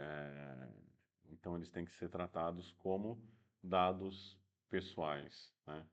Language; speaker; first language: Portuguese; native; Portuguese